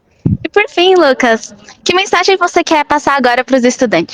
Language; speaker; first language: Portuguese; native; Portuguese